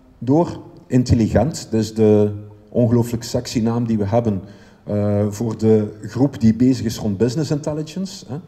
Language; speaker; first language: Dutch; native; Dutch